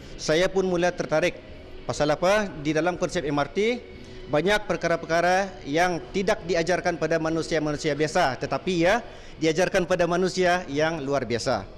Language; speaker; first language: Malay; native; Malay